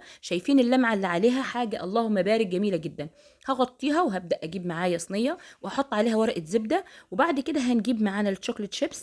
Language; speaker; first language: Arabic; native; Arabic